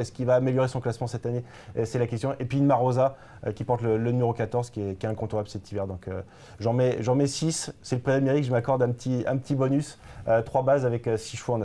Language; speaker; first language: French; native; French